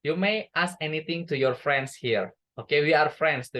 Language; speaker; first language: English; non-native, fluent; Indonesian